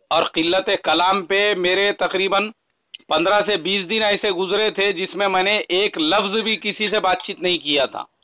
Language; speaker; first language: Hindi; non-native, local second language; Urdu